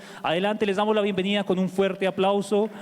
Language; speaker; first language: Spanish; native; Spanish